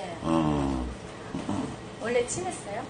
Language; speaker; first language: Korean; non-native, fluent; Japanese